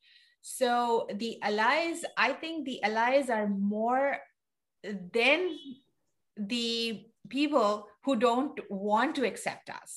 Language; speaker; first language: English; non-native, local second language; Urdu